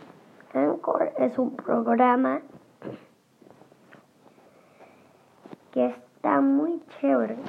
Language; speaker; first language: Spanish; early bilingual, heritage; Spanish